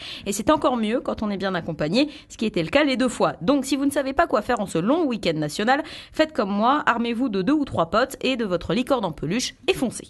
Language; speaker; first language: French; native; French